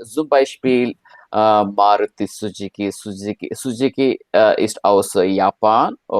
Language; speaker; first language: German; non-native, learner; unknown